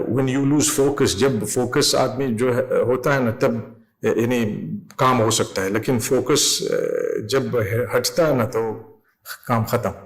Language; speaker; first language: Urdu; non-native, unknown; English